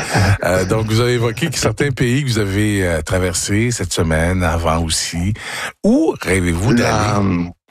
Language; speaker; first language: French; native; French